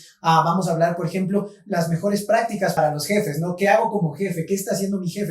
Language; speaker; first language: Spanish; native; Spanish